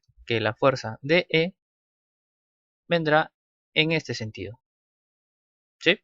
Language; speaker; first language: Spanish; native; Spanish